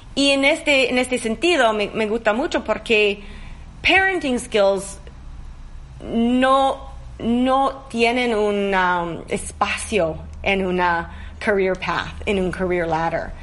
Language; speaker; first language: Spanish; non-native, learner; English